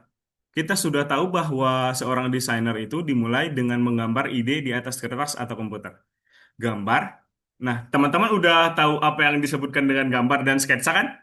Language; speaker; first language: Indonesian; native; Indonesian